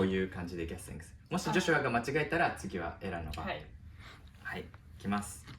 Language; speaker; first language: Japanese; native; Japanese